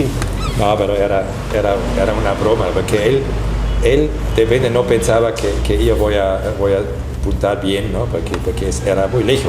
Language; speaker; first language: Spanish; non-native, fluent; German